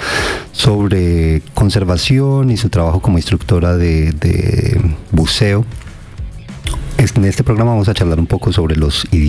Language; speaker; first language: Spanish; non-native, fluent; English